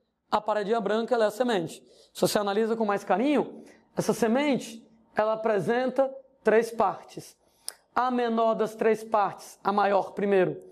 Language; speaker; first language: Portuguese; native; Portuguese